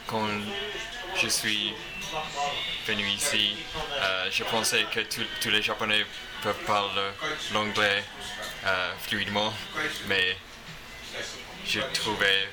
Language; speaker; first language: French; non-native, learner; English